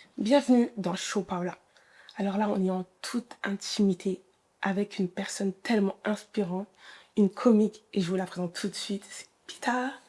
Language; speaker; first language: French; early bilingual, other home language; Haitian Creole